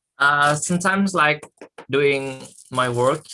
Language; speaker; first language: English; non-native, learner; Indonesian